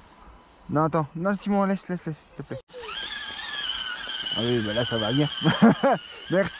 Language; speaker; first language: French; native; French